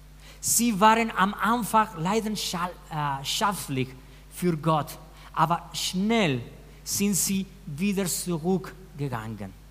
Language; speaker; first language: German; non-native, fluent; Spanish